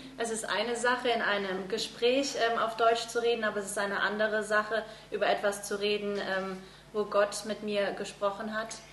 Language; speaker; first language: German; native; German